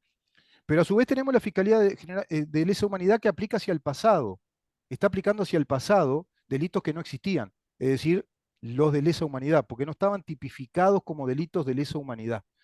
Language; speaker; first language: Spanish; native; Spanish